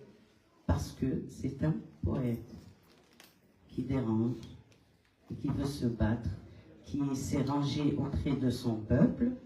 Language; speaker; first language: French; non-native, local second language; Kabyle